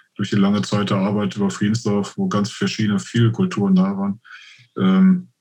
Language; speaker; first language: German; native; German